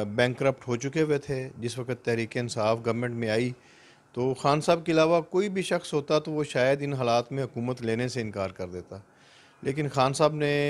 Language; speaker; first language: Urdu; non-native, local second language; Punjabi